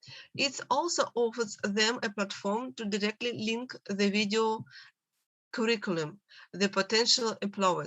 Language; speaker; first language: English; non-native, learner; Russian